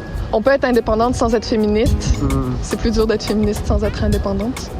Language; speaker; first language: French; native; French